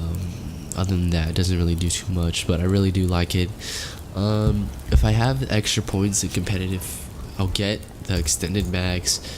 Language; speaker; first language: English; native; English